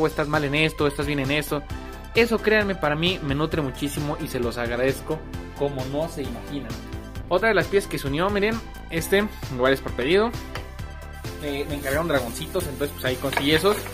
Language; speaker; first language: Spanish; native; Spanish